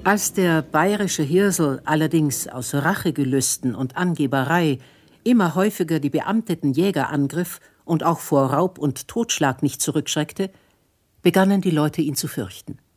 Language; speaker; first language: German; native; German